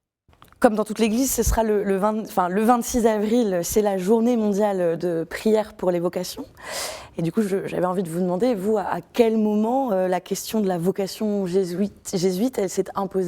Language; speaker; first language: French; native; French